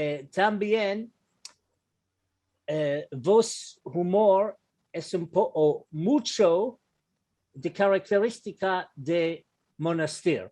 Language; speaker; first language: Spanish; non-native, learner; English